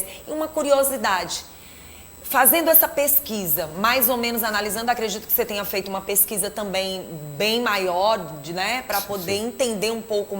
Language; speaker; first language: Portuguese; native; Portuguese